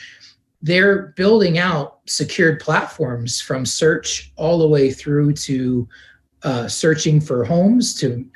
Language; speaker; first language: English; native; English